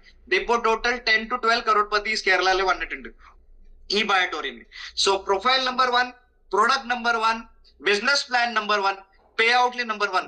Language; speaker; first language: Malayalam; non-native, fluent; Hindi